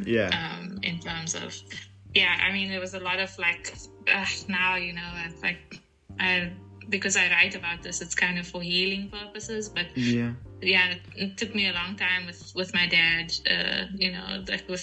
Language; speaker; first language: English; native; English